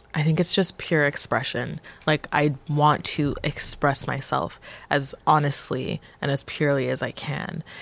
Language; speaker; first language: English; native; English